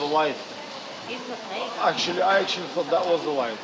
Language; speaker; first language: English; native; English